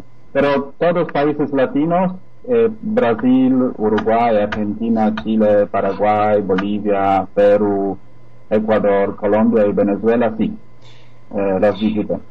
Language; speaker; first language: Spanish; non-native, fluent; Polish